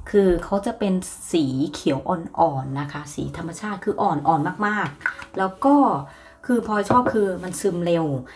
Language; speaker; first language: Thai; native; Thai